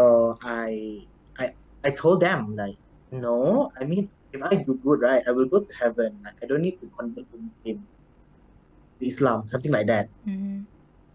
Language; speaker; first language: English; non-native, local second language; Thai